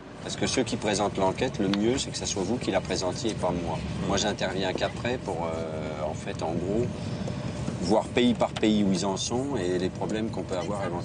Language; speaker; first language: French; native; French